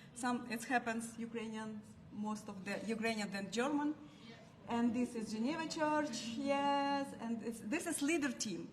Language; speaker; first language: English; non-native, learner; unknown